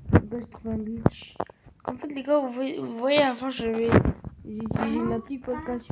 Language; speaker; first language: French; native; French